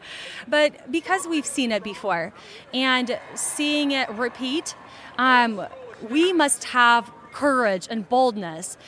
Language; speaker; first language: English; early bilingual, other home language; Russian